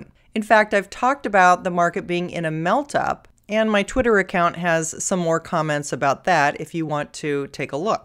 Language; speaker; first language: English; native; English